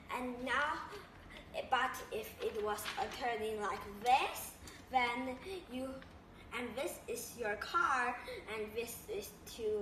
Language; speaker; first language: English; non-native, learner; Chinese